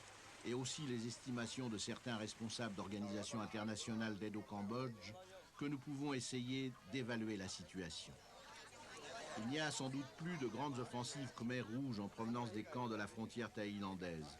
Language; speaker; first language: French; native; French